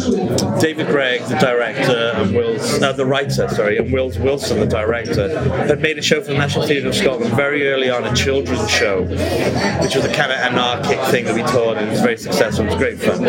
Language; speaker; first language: English; native; English